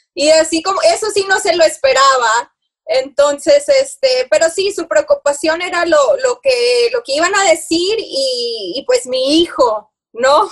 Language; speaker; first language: Spanish; early bilingual, heritage; Spanish